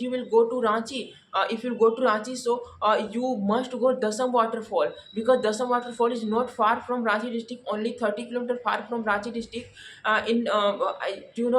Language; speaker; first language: English; non-native, learner; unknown